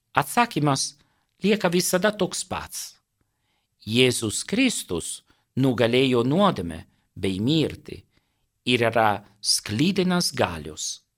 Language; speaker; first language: Lithuanian; non-native, fluent; Italian